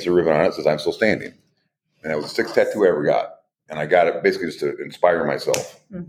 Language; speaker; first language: English; native; English